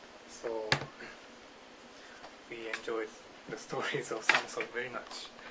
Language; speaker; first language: English; non-native, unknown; Japanese